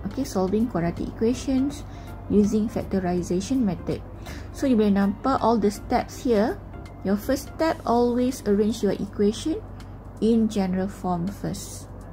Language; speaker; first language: English; non-native, local second language; Malay